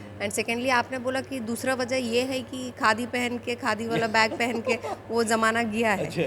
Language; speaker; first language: Hindi; non-native, local second language; Telugu